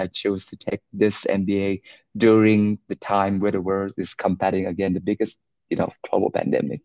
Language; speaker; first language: English; non-native, fluent; Vietnamese